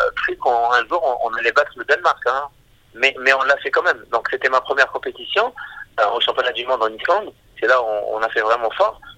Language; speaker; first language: French; non-native, local second language; Arabic